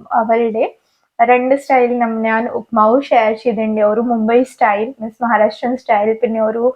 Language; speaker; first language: Malayalam; non-native, learner; Hindi